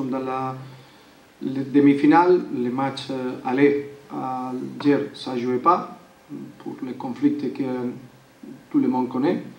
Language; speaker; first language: French; non-native, learner; Spanish